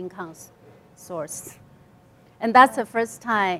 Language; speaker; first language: English; non-native, learner; Chinese